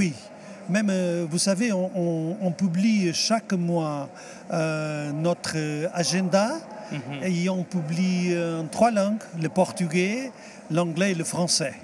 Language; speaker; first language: French; non-native, fluent; Portuguese